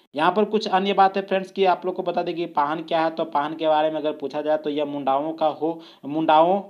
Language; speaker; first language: Hindi; native; Hindi